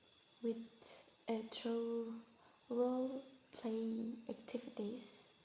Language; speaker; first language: English; non-native, learner; Indonesian